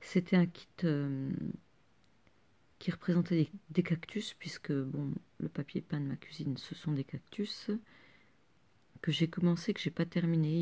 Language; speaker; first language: French; native; French